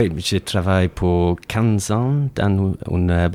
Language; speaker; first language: French; non-native, learner; English